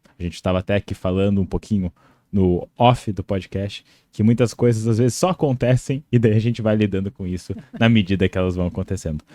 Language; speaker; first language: Portuguese; native; Portuguese